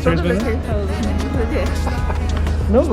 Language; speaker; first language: Portuguese; non-native, learner; English